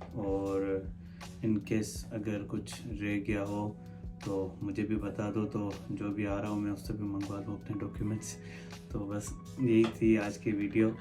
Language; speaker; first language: Urdu; non-native, local second language; Sindhi